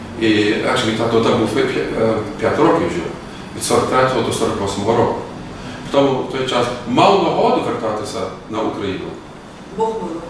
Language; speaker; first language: Ukrainian; early bilingual, heritage; Ukrainian